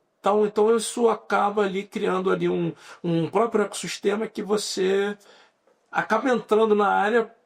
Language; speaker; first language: Portuguese; native; Portuguese